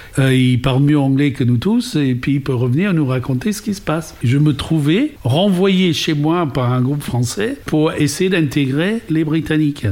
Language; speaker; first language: French; non-native, fluent; English